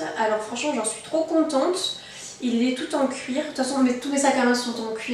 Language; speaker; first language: French; native; French